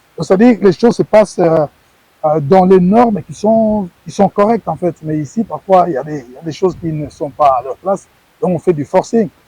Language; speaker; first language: French; non-native, local second language; Lingala